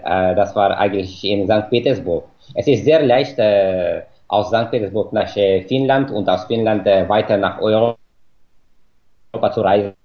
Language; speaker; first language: German; non-native, fluent; Russian